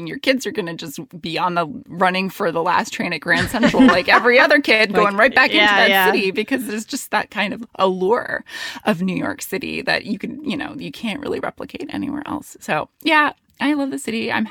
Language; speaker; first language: English; native; English